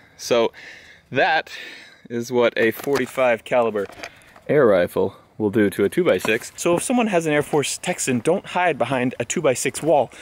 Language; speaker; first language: English; native; English